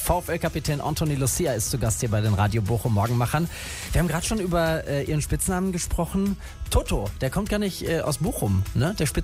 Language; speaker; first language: German; native; German